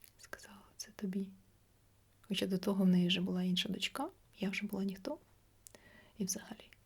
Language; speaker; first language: Ukrainian; non-native, local second language; Russian